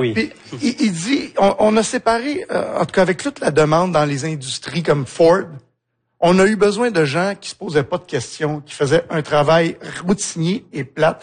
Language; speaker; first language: French; native; French